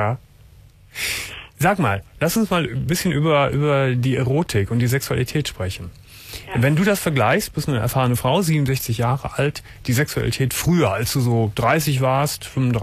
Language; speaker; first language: German; native; German